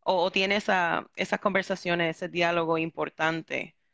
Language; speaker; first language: Spanish; early bilingual, heritage; Spanish